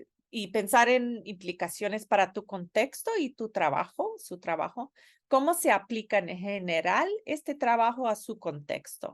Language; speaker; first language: Spanish; non-native, fluent; English